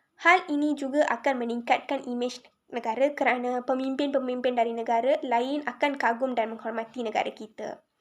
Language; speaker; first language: Malay; non-native, local second language; Tamil